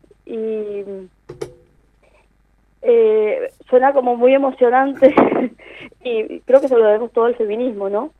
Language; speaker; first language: Spanish; native; Spanish